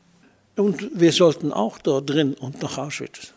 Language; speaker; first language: German; non-native, fluent; Dutch